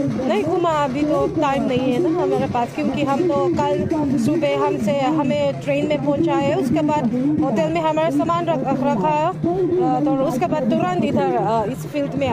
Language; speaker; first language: Hindi; non-native, local second language; Mizo